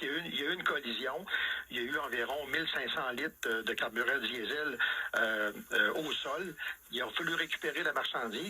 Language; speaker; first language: French; native; French